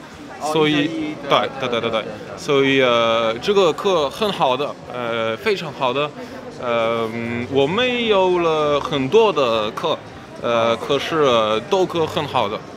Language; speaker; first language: Chinese; non-native, learner; French